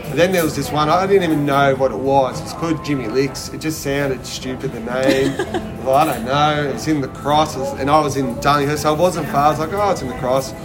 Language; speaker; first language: English; native; English